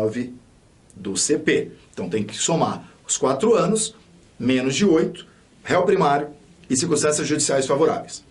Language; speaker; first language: Portuguese; native; Portuguese